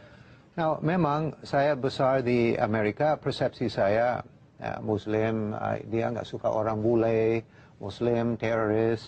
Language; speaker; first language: Indonesian; non-native, learner; English